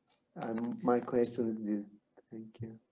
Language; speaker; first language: English; non-native, learner; Turkish